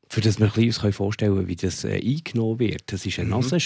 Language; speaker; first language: German; native; German